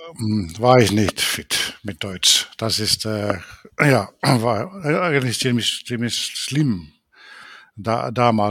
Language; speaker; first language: German; non-native, fluent; Finnish